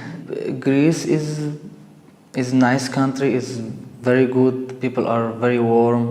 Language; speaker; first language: English; non-native, learner; Arabic